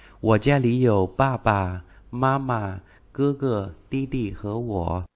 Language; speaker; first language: Chinese; non-native, fluent; Vietnamese